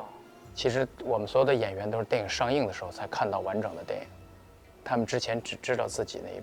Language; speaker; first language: Chinese; native; Chinese